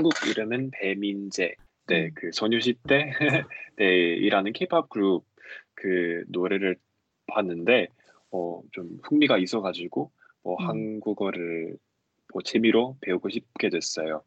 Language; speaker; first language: Korean; non-native, fluent; English